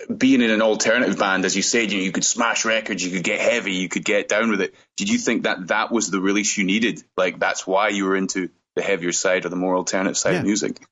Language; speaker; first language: English; native; English